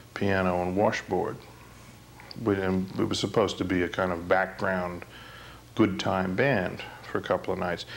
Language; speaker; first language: English; native; English